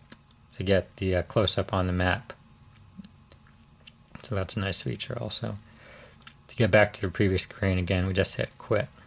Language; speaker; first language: English; native; English